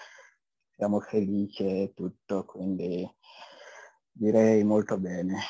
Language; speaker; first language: Italian; non-native, fluent; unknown